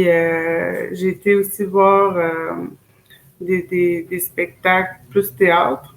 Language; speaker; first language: French; native; French